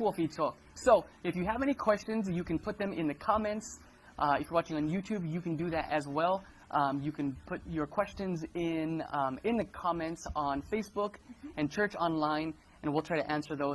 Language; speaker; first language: English; native; English